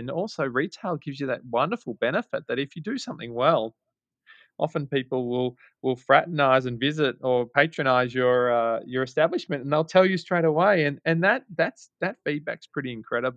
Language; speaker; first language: English; native; English